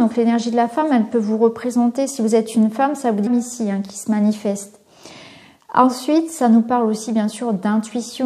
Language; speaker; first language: French; native; French